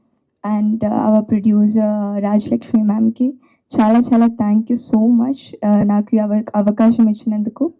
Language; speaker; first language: Telugu; non-native, learner; Tamil